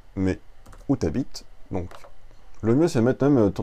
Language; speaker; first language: French; native; French